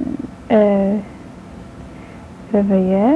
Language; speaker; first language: French; non-native, learner; Polish